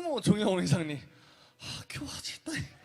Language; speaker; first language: Japanese; non-native, learner; Korean